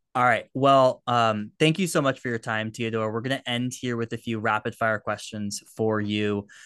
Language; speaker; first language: English; native; English